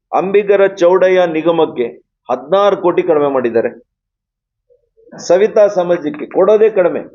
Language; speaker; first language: Kannada; native; Kannada